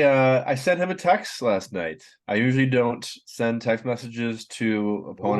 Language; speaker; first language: English; native; English